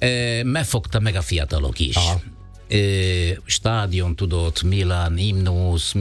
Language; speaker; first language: Hungarian; non-native, fluent; Italian